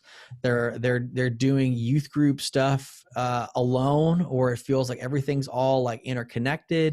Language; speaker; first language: English; native; English